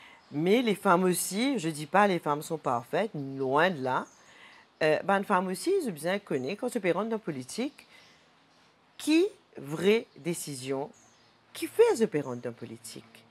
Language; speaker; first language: French; non-native, local second language; Morisyen